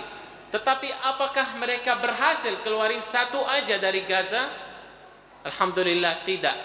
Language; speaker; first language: Indonesian; non-native, fluent; Arabic